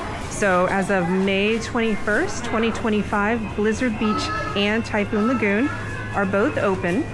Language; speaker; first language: English; native; English